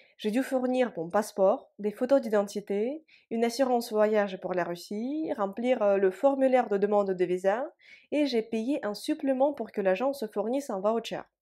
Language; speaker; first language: French; non-native, fluent; Russian